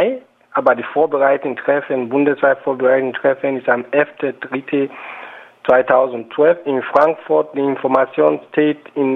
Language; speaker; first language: German; non-native, fluent; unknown